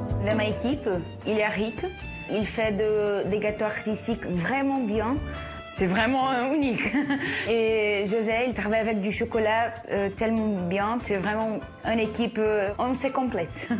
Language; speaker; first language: French; non-native, learner; Portuguese